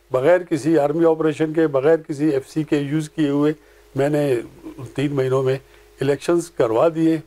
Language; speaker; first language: Urdu; non-native, local second language; Pashto